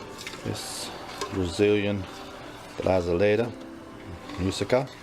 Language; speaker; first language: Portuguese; non-native, learner; English